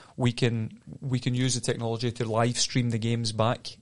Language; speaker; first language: English; native; English